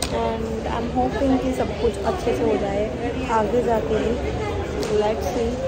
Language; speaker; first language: Hindi; non-native, local second language; Punjabi